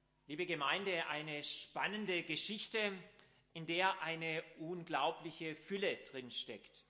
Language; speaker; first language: German; native; German